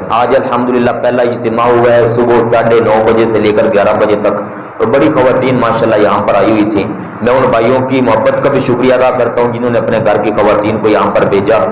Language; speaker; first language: Urdu; non-native, local second language; Punjabi